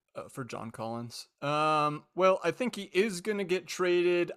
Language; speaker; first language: English; native; English